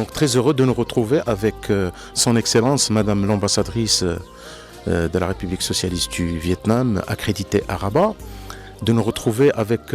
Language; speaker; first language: French; non-native, local second language; Arabic